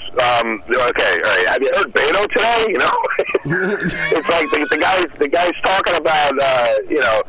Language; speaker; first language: English; native; English